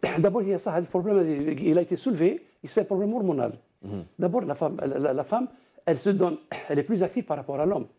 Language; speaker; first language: French; non-native, local second language; Arabic